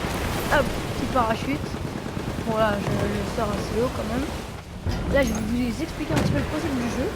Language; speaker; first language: French; native; French